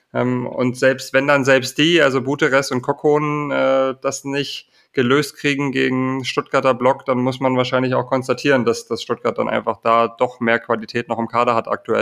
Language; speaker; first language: German; native; German